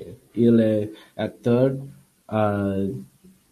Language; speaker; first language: French; non-native, learner; English